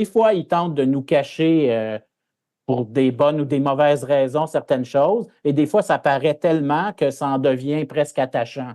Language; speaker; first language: French; native; French